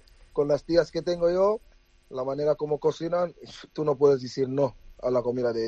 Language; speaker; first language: Spanish; non-native, fluent; Dutch